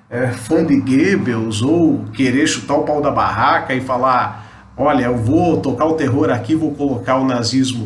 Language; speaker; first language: Portuguese; native; Portuguese